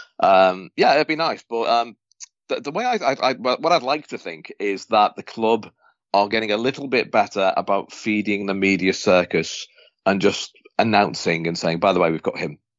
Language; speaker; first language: English; native; English